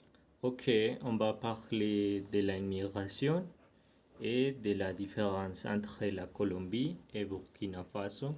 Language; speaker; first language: French; non-native, learner; Spanish